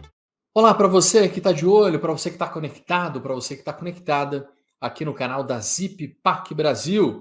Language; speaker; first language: Portuguese; native; Portuguese